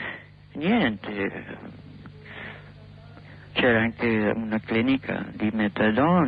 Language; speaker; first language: Italian; non-native, learner; English